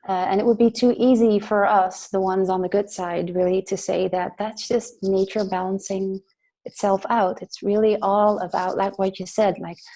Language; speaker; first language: English; non-native, fluent; Dutch